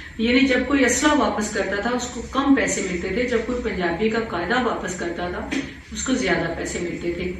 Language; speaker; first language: Urdu; non-native, local second language; Punjabi